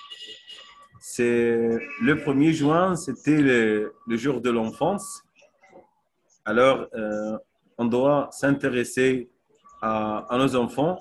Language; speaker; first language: French; non-native, fluent; Arabic